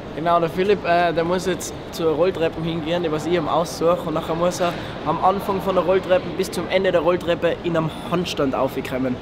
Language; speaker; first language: German; native; German